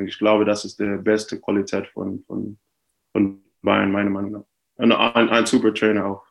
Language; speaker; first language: German; non-native, fluent; English